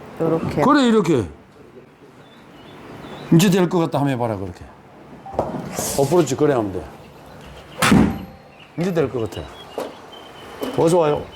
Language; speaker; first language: Korean; native; Korean